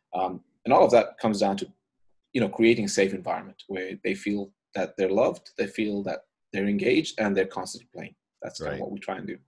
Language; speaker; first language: English; native; English